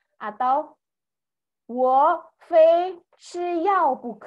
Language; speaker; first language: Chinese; non-native, fluent; Indonesian